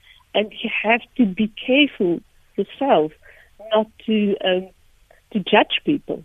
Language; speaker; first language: English; non-native, local second language; Afrikaans